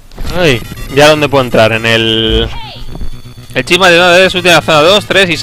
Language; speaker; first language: Spanish; native; Spanish